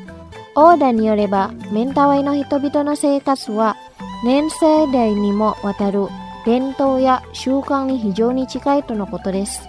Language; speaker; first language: Japanese; non-native, fluent; Indonesian